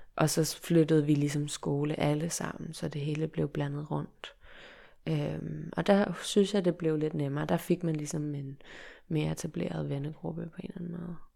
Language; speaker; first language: Danish; early bilingual, heritage; Danish